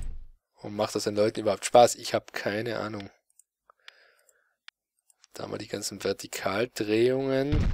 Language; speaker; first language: German; native; German